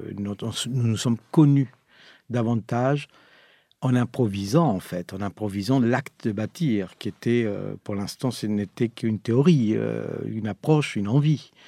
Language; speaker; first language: French; non-native, fluent; Spanish